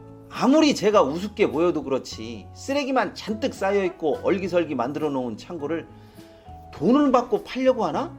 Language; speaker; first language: Korean; native; Korean